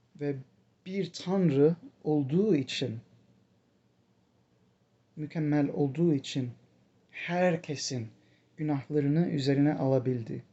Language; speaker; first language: Turkish; non-native, fluent; English